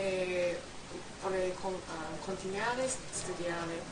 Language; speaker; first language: Italian; non-native, learner; Japanese